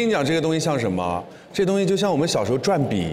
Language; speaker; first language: Chinese; native; Chinese